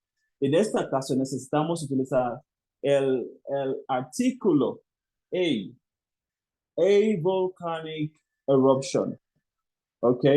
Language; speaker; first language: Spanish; non-native, fluent; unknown